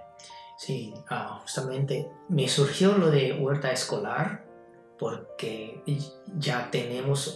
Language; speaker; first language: Spanish; non-native, fluent; Chinese